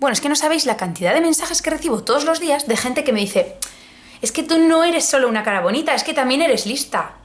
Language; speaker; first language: Spanish; native; Spanish